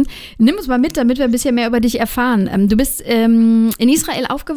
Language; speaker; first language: German; native; German